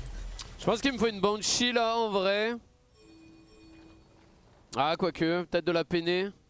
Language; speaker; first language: French; native; French